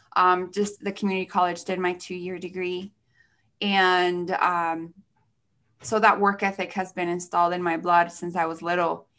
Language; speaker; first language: English; early bilingual, other home language; Spanish